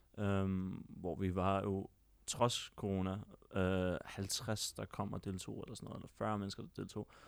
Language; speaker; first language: Danish; native; Danish